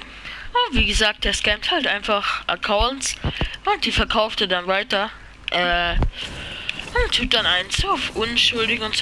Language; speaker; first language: German; native; German